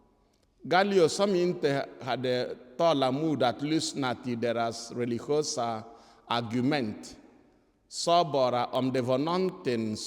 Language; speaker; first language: Swedish; non-native, fluent; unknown